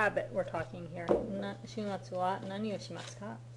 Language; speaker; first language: Japanese; non-native, fluent; English